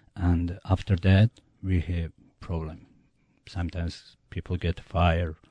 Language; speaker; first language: English; non-native, learner; Bosnian